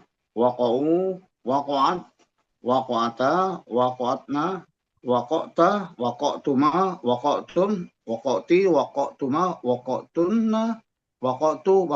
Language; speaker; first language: Arabic; non-native, learner; Indonesian